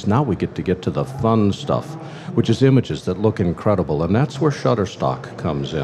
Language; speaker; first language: English; native; English